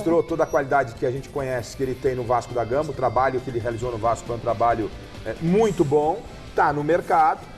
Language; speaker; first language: Portuguese; native; Portuguese